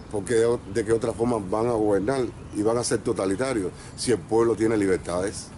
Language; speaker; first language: Spanish; native; Spanish